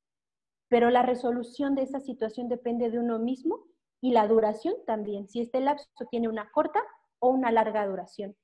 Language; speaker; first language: Spanish; native; Spanish